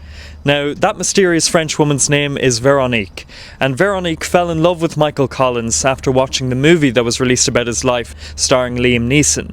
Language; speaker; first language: English; native; English